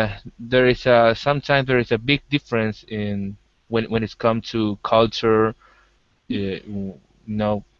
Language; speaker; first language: English; non-native, learner; Spanish